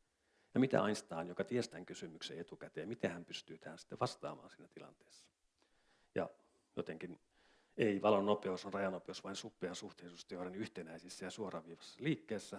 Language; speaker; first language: Finnish; native; Finnish